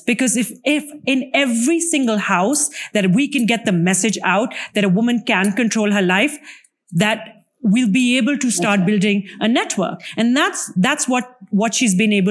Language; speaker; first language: English; non-native, local second language; Urdu